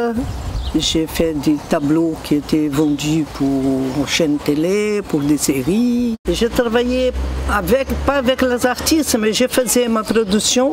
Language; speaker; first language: French; non-native, fluent; Portuguese